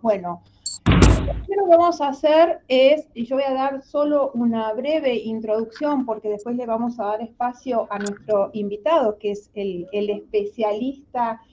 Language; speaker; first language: Spanish; native; Spanish